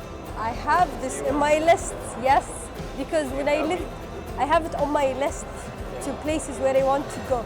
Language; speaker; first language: English; non-native, fluent; Arabic